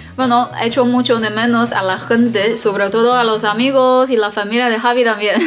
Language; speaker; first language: Spanish; non-native, fluent; Chinese